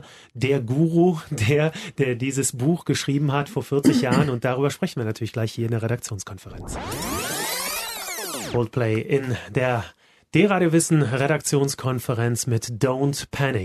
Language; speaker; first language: German; native; German